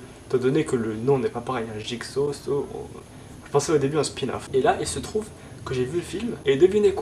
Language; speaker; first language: French; native; French